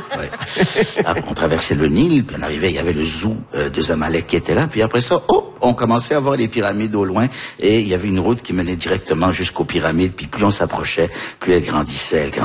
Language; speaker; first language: French; early bilingual, heritage; French